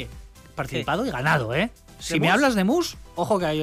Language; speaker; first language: Spanish; native; Spanish